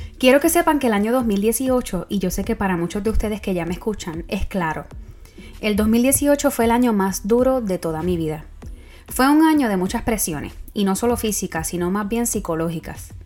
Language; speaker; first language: Spanish; native; Spanish